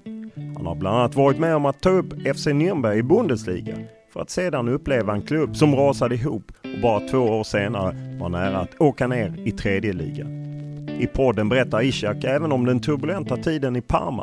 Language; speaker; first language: Swedish; native; Swedish